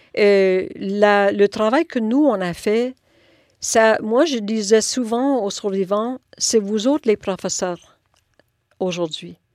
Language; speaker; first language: French; non-native, local second language; English